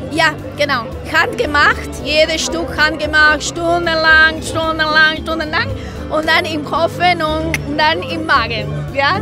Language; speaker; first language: German; non-native, fluent; Spanish